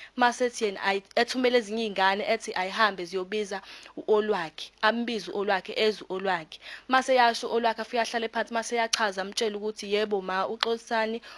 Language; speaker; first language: Zulu; native; Zulu